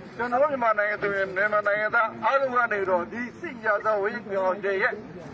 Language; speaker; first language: Burmese; non-native, local second language; Rohingya